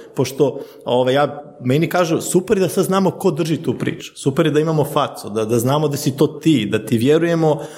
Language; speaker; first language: Croatian; early bilingual, heritage; Slovenian